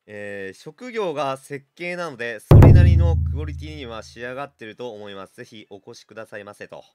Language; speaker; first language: Japanese; native; Japanese